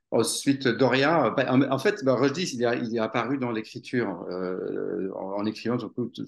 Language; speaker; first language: French; native; French